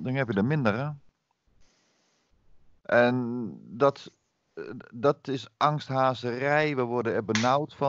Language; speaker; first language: Dutch; native; Dutch